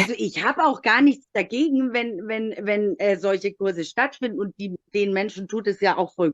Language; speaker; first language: German; native; German